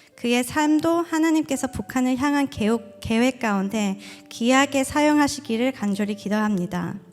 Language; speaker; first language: Korean; early bilingual, heritage; Korean